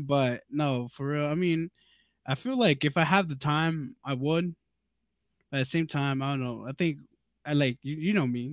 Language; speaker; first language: English; early bilingual, other home language; Spanish